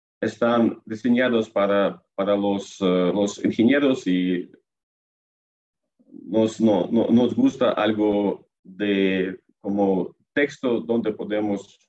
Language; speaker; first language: Spanish; non-native, learner; Russian